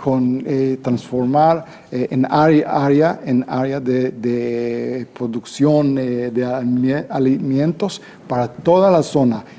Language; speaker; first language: Spanish; non-native, fluent; Hebrew